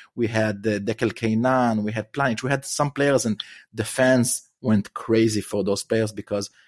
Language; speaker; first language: English; non-native, fluent; Hebrew